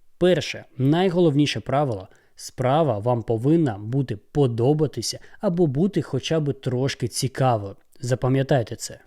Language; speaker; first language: Ukrainian; non-native, local second language; Russian